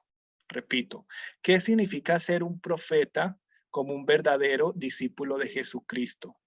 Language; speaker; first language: Spanish; native; Spanish